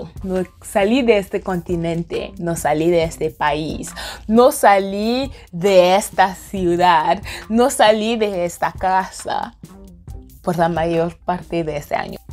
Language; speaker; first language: Spanish; non-native, fluent; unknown